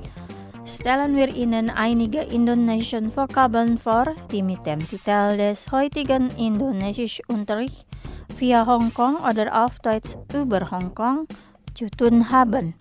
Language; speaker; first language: German; non-native, fluent; Indonesian